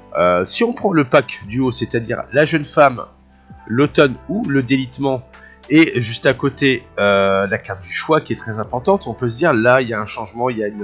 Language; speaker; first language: French; native; French